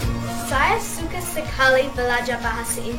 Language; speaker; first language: Indonesian; non-native, learner; English